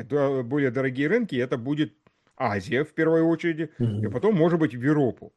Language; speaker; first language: Russian; early bilingual, heritage; Russian